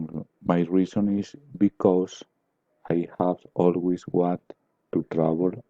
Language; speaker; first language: English; non-native, learner; Spanish